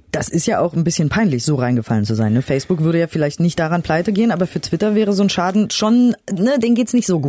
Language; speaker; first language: German; native; German